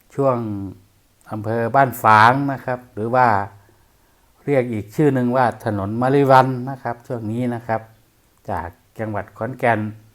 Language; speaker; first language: Thai; non-native, local second language; Northeastern Thai